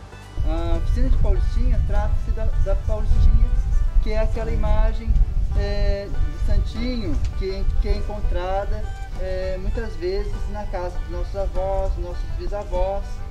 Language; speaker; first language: Portuguese; native; Portuguese